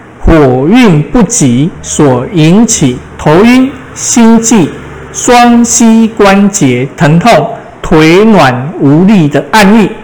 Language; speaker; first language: Chinese; native; Chinese